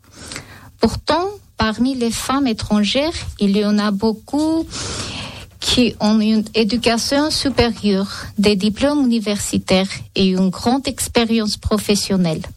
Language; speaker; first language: French; non-native, fluent; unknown